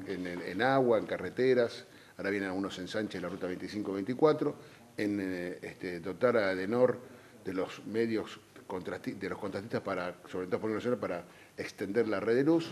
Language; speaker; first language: Spanish; native; Spanish